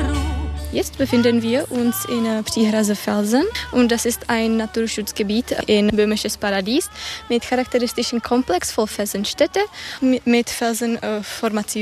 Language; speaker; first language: German; non-native, learner; Czech